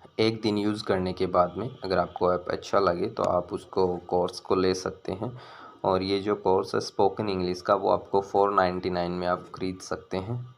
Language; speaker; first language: Hindi; native; Hindi